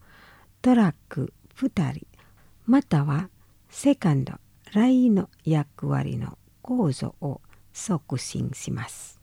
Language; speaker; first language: Japanese; non-native, fluent; Indonesian